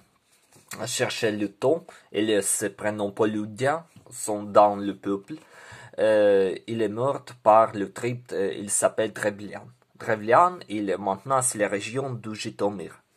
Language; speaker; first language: French; non-native, learner; Ukrainian